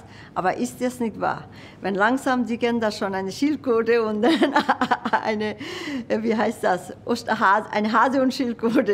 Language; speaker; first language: German; non-native, learner; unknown